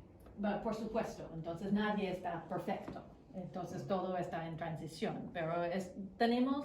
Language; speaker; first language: Spanish; non-native, fluent; English